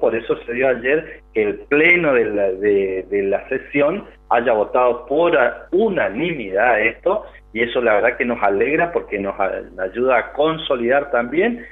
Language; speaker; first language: Spanish; native; Spanish